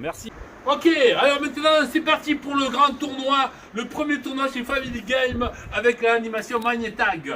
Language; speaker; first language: French; native; French